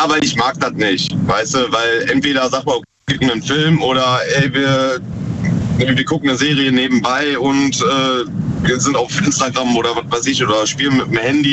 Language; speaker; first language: German; native; German